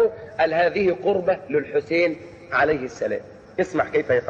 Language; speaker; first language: Arabic; native; Arabic